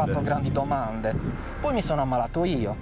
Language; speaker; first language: Italian; native; Italian